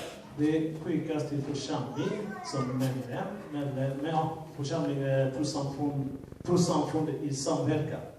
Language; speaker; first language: Swedish; non-native, fluent; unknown